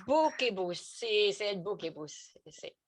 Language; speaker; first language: Spanish; non-native, learner; French